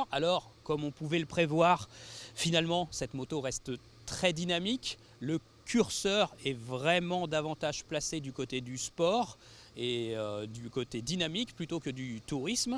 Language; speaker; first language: French; native; French